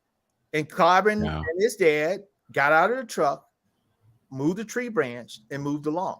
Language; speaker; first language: English; native; English